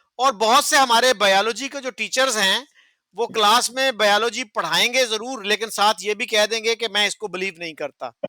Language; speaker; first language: Urdu; native; Urdu